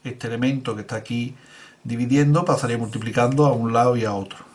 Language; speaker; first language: Spanish; native; Spanish